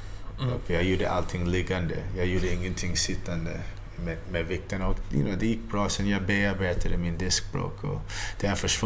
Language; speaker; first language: Swedish; early bilingual, heritage; Swedish